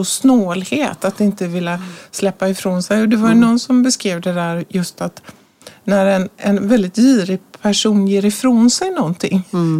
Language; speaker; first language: Swedish; native; Swedish